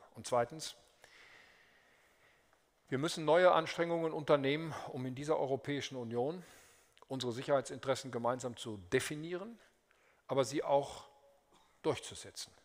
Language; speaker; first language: German; native; German